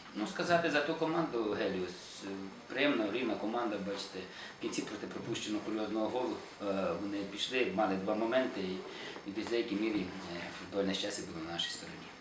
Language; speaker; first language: Ukrainian; native; Ukrainian